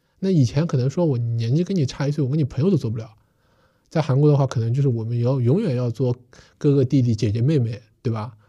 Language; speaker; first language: Chinese; non-native, fluent; Korean